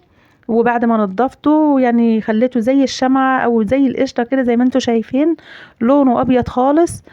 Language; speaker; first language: Arabic; native; Arabic